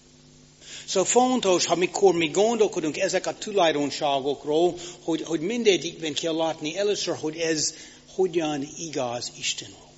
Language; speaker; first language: Hungarian; non-native, fluent; English